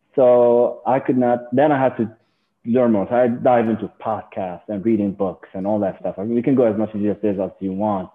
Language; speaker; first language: English; non-native, fluent; Arabic